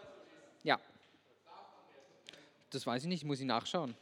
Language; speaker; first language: German; native; German